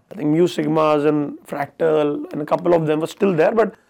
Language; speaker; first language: English; non-native, local second language; Hindi